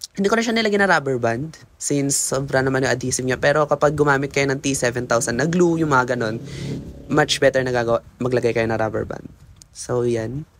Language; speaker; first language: Filipino; native; Filipino